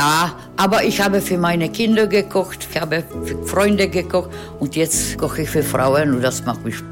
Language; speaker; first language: German; non-native, fluent; Czech